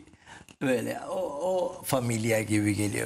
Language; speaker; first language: Turkish; native; Turkish